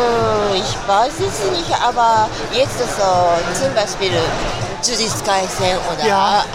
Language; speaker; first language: German; non-native, learner; Japanese